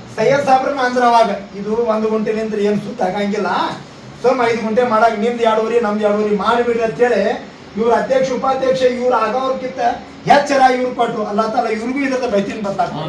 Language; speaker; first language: Kannada; non-native, local second language; Urdu